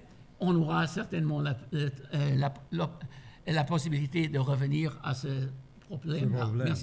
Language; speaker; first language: French; non-native, fluent; German